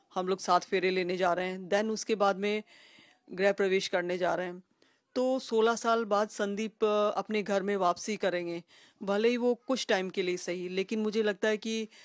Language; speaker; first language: Hindi; native; Hindi